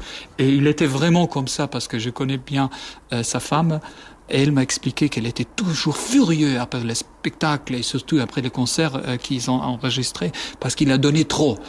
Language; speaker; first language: French; non-native, fluent; German